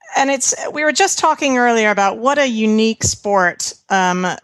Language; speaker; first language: English; native; English